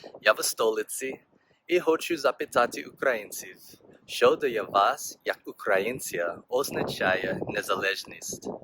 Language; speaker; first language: Ukrainian; non-native, fluent; English